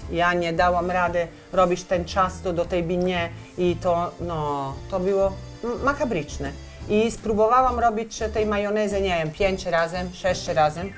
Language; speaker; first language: Polish; non-native, learner; Italian